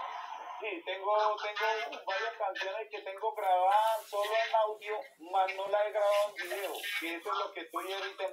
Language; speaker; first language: Spanish; native; Spanish